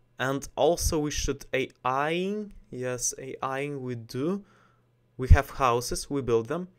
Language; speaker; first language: English; non-native, learner; Russian